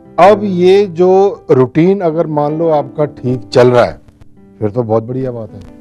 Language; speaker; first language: Hindi; native; Hindi